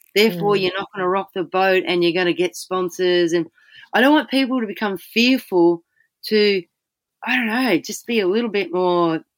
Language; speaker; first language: English; native; English